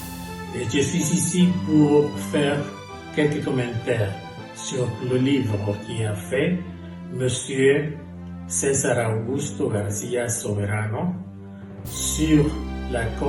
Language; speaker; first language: French; non-native, fluent; Spanish